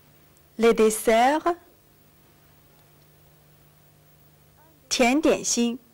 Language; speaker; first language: French; non-native, fluent; Chinese